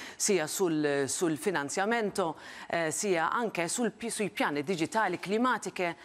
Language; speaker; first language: Italian; non-native, fluent; Maltese